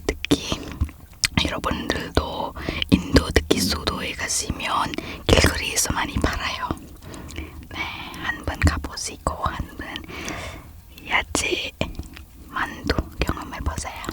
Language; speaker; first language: Korean; non-native, fluent; Hindi